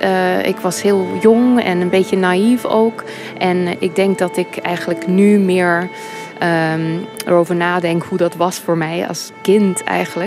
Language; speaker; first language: Dutch; early bilingual, heritage; English